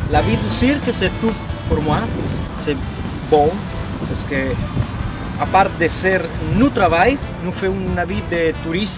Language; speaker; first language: French; non-native, fluent; Spanish